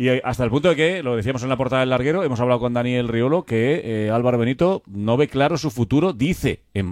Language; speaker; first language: Spanish; native; Spanish